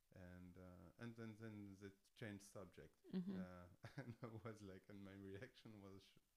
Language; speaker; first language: English; non-native, fluent; French